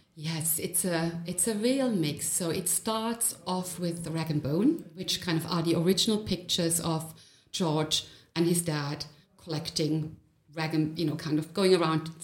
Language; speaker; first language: English; non-native, fluent; German